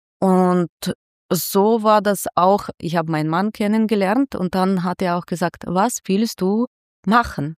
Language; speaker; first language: German; non-native, fluent; Ukrainian